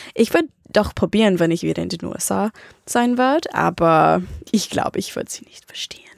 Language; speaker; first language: German; non-native, learner; English